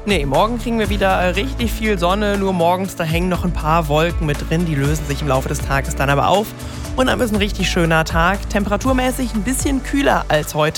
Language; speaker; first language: German; native; German